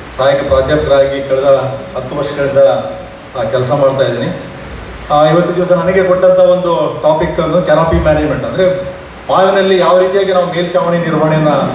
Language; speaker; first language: Kannada; native; Kannada